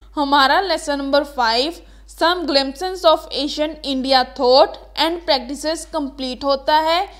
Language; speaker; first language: Hindi; native; Hindi